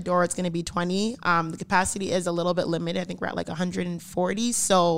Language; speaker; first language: English; native; English